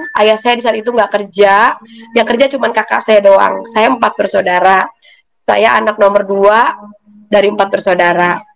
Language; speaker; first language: Indonesian; native; Indonesian